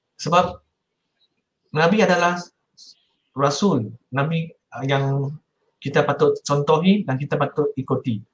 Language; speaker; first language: Malay; non-native, local second language; Min Nan Chinese